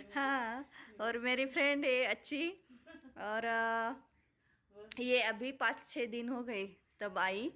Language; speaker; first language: Hindi; non-native, local second language; Marathi